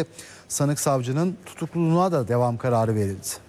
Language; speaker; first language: Turkish; native; Turkish